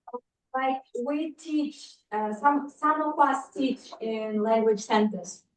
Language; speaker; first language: English; non-native, fluent; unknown